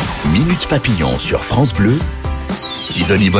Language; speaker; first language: French; native; French